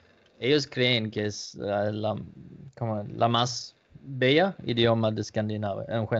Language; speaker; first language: Spanish; non-native, learner; Danish